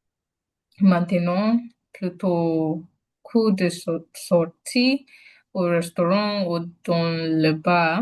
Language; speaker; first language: French; non-native, learner; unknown